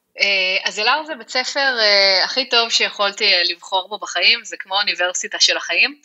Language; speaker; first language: Hebrew; native; Hebrew